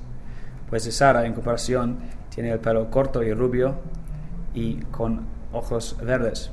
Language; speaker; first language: Spanish; non-native, learner; English